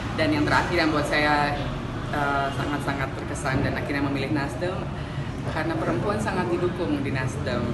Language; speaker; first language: Indonesian; native; Indonesian